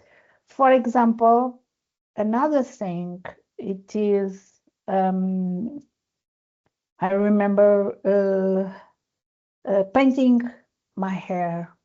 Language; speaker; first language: English; non-native, learner; Portuguese